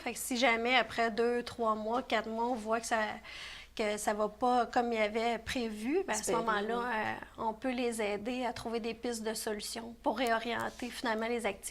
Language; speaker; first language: French; native; French